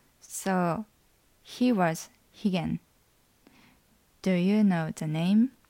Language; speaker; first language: English; non-native, learner; Japanese